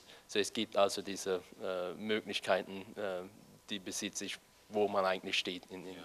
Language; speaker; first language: German; non-native, fluent; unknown